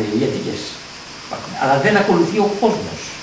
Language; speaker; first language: Greek; native; Greek